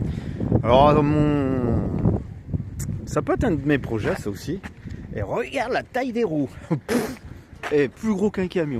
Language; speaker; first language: French; native; French